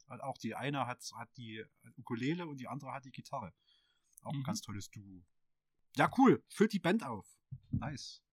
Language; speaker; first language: German; native; German